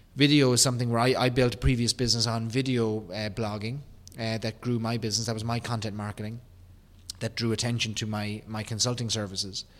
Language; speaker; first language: English; native; English